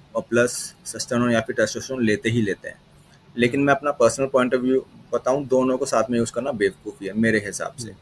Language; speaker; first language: Hindi; native; Hindi